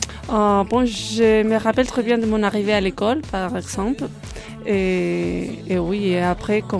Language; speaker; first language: French; non-native, fluent; Spanish